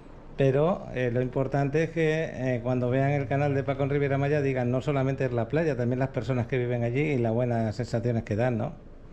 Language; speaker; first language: Spanish; native; Spanish